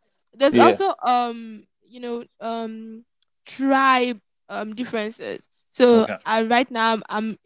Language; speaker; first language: English; non-native, local second language; Yoruba